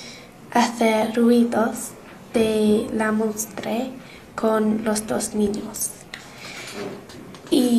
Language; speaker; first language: Spanish; non-native, learner; English